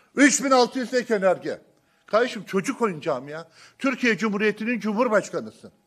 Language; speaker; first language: Turkish; native; Turkish